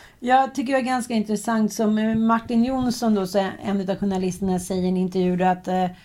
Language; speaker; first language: Swedish; native; Swedish